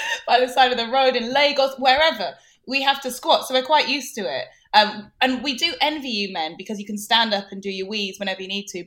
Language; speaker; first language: English; native; English